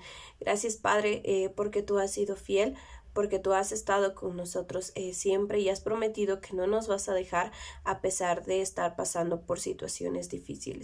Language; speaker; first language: Spanish; native; Spanish